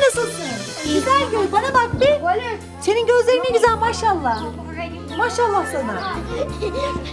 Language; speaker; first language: Turkish; native; Turkish